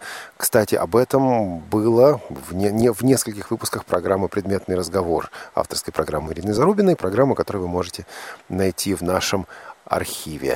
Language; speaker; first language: Russian; native; Russian